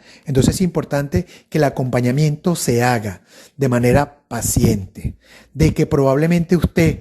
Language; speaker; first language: Spanish; native; Spanish